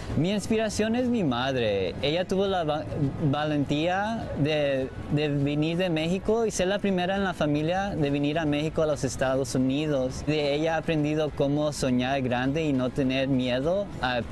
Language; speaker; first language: Spanish; early bilingual, heritage; Spanish